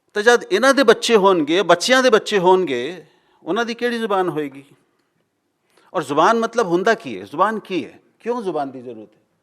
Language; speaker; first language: Punjabi; non-native, local second language; Hindi